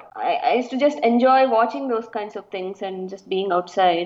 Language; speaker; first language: English; non-native, local second language; Kannada